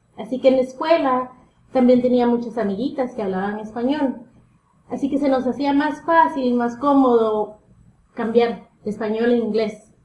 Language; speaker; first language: Spanish; early bilingual, heritage; Spanish